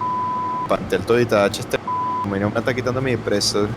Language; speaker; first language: Spanish; native; Spanish